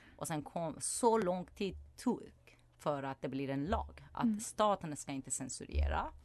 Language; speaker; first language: Swedish; non-native, fluent; Persian